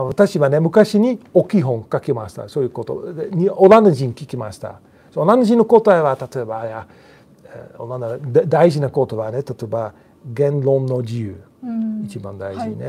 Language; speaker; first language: Japanese; non-native, learner; Dutch